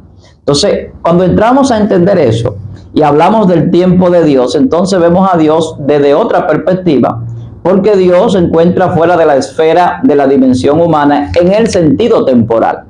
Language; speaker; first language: Spanish; native; Spanish